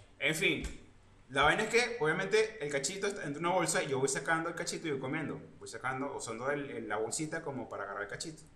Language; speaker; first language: Spanish; native; Spanish